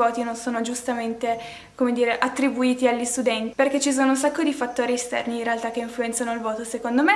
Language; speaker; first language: Italian; native; Italian